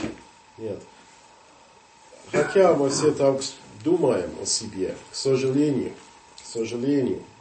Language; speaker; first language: Russian; non-native, fluent; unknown